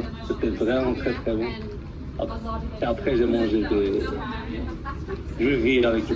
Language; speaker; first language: French; early bilingual, heritage; Arabic